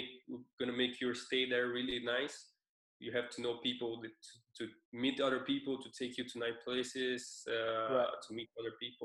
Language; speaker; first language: English; non-native, fluent; Portuguese